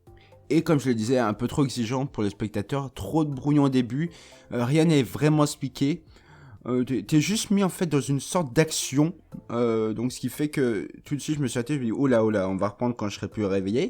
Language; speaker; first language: French; native; French